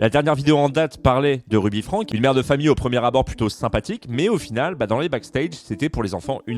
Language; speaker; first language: French; native; French